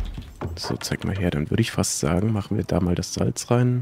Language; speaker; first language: German; native; German